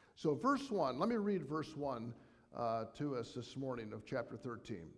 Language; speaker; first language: English; native; English